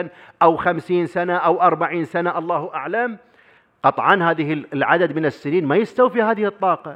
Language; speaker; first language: Arabic; native; Arabic